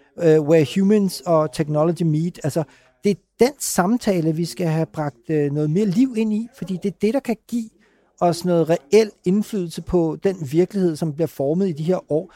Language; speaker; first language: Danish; early bilingual, other home language; Urdu